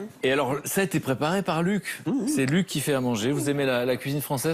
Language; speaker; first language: French; native; French